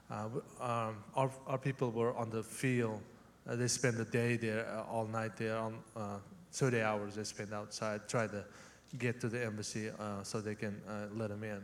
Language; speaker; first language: English; non-native, fluent; Uzbek